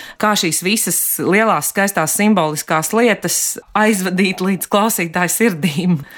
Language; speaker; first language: Latvian; native; Latvian